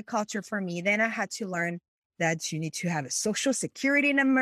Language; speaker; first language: English; non-native, fluent; French